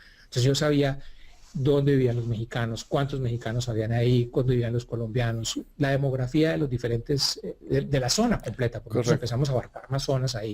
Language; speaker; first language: Spanish; native; Spanish